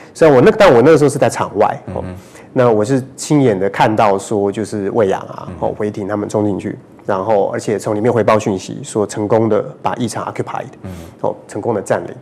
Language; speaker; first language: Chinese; native; Chinese